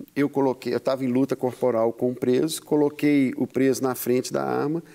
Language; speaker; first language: Portuguese; native; Portuguese